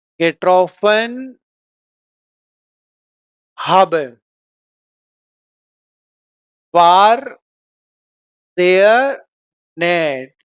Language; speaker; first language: German; non-native, fluent; Hindi